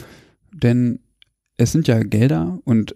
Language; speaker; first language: German; native; German